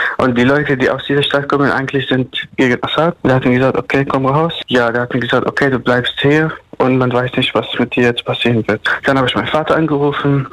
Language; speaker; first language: German; non-native, fluent; Arabic